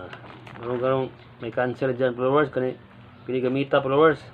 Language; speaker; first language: Filipino; non-native, local second language; Cebuano